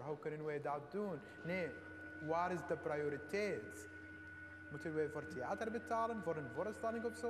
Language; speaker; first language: Dutch; non-native, fluent; Arabic